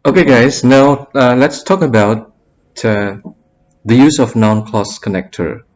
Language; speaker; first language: English; non-native, fluent; Indonesian